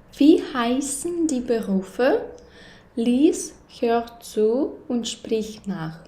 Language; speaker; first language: German; non-native, fluent; Ukrainian